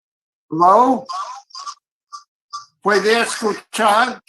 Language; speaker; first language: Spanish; non-native, fluent; English